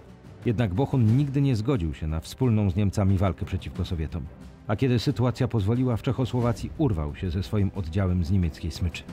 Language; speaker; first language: Polish; native; Polish